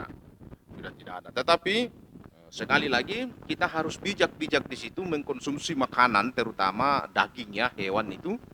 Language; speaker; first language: Indonesian; native; Indonesian